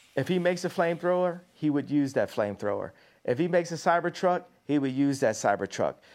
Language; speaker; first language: English; native; English